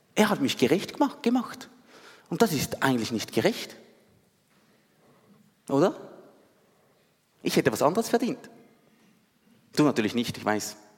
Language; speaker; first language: German; native; German